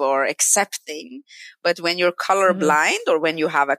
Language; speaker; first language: English; non-native, fluent; Swedish